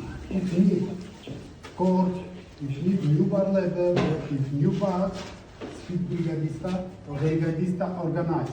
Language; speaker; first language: English; non-native, learner; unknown